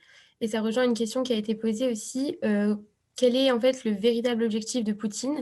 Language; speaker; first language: French; native; French